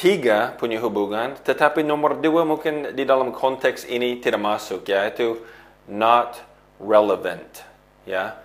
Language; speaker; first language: Indonesian; non-native, fluent; English